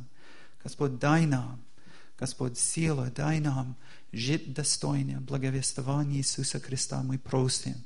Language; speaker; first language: Russian; non-native, fluent; English